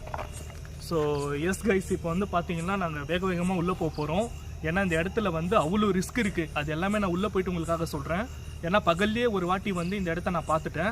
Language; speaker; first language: Tamil; native; Tamil